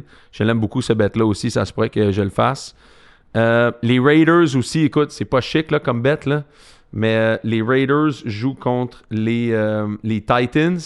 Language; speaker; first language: French; native; French